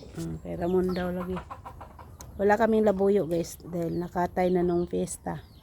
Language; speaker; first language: Filipino; non-native, local second language; Cebuano